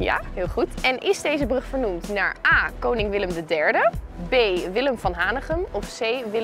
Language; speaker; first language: Dutch; native; Dutch